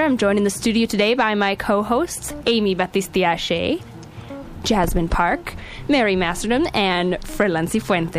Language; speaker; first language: English; native; English